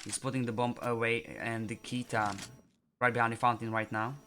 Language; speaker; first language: English; non-native, fluent; Czech